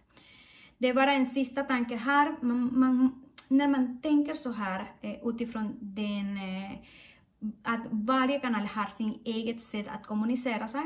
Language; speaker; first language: Swedish; non-native, fluent; Spanish